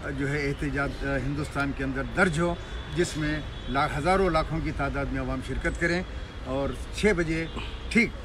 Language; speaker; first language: Urdu; native; Urdu